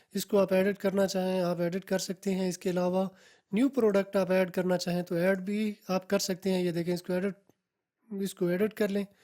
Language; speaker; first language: Urdu; non-native, local second language; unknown